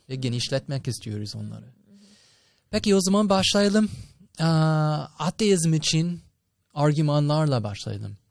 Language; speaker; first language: Turkish; non-native, fluent; English